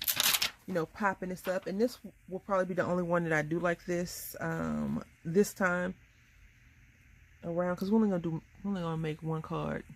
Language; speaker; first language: English; native; English